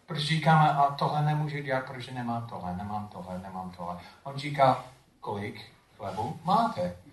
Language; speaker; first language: Czech; non-native, fluent; English